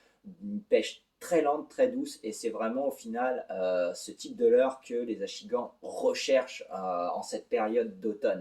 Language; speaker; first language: French; native; French